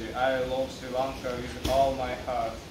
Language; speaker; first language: English; non-native, learner; Russian